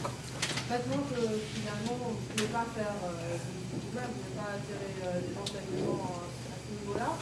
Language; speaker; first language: French; native; French